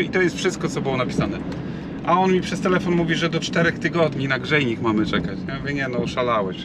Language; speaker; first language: Polish; native; Polish